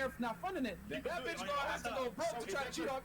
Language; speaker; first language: English; native; English